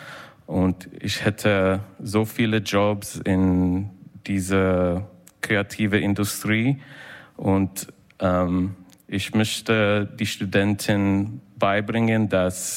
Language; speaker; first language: German; non-native, learner; English